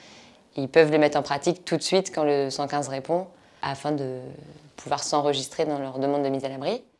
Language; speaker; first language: French; native; French